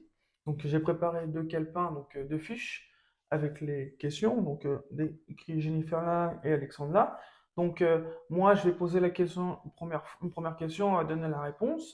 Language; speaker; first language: French; native; French